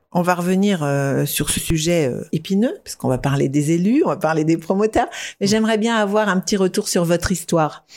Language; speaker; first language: French; native; French